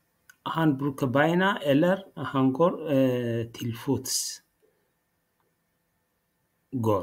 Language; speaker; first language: Norwegian; non-native, learner; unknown